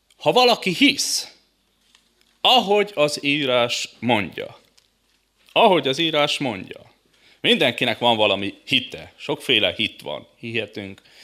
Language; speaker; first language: Hungarian; native; Hungarian